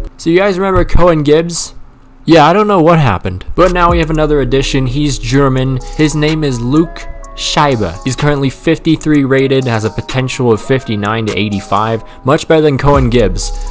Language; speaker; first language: English; native; English